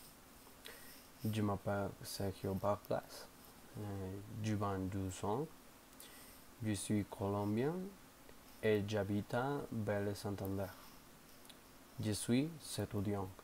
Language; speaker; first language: French; non-native, learner; Spanish